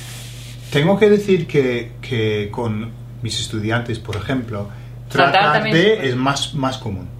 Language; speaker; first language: Spanish; non-native, fluent; English